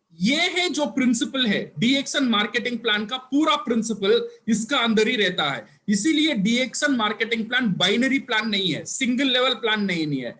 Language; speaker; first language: Hindi; non-native, local second language; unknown